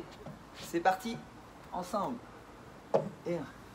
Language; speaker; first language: French; native; French